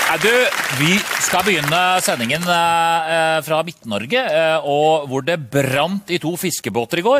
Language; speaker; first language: Norwegian; native; Norwegian